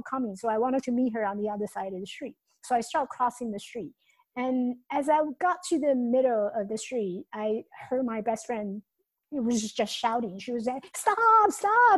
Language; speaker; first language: English; non-native, fluent; Chinese